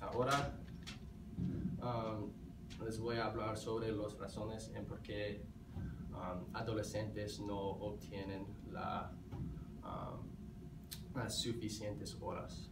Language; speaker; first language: Spanish; non-native, learner; English